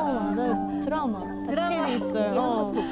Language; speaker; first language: Korean; non-native, fluent; Russian